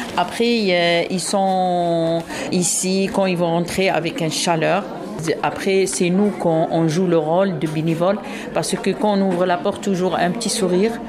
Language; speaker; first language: French; non-native, local second language; Arabic